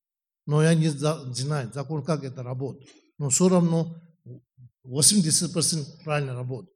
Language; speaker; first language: Russian; non-native, learner; Tibetan